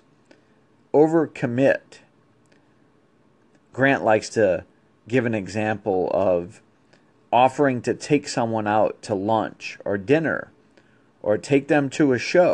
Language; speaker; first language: English; native; English